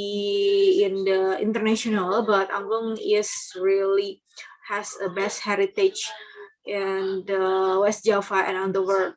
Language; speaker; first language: English; non-native, learner; Indonesian